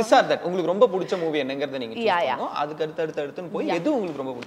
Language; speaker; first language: Tamil; native; Tamil